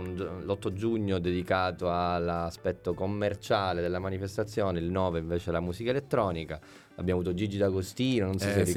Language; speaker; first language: Italian; native; Italian